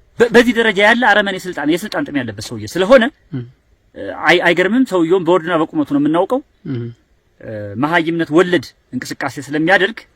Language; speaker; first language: Amharic; native; Amharic